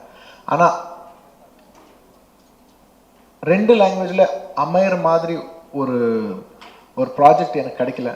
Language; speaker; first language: Tamil; non-native, local second language; Telugu